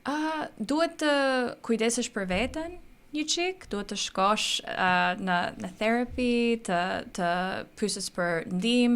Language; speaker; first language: Albanian; early bilingual, heritage; Albanian